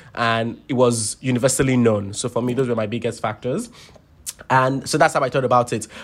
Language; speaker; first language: English; non-native, local second language; Yoruba